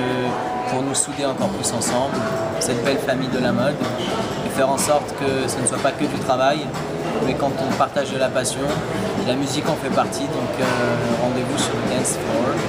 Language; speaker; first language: French; native; French